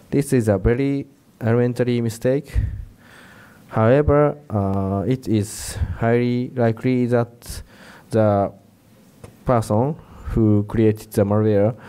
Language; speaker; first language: English; non-native, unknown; Japanese